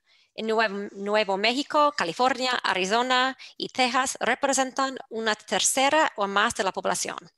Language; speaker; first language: Spanish; non-native, fluent; English